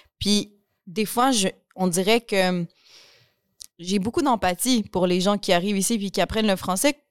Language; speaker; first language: French; native; French